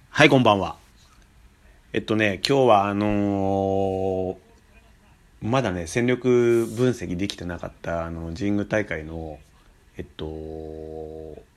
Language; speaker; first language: Japanese; native; Japanese